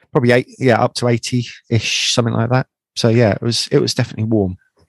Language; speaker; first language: English; native; English